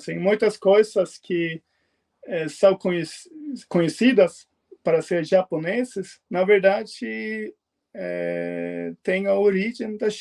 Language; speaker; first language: Portuguese; non-native, fluent; Swedish